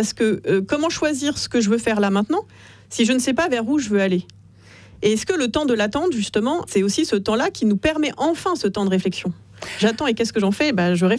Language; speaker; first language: French; native; French